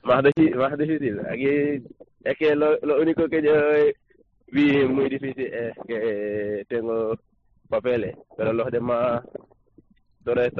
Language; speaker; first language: Spanish; non-native, learner; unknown